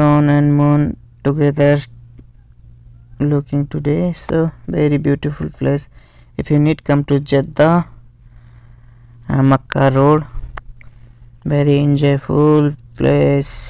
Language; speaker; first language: English; non-native, learner; Nepali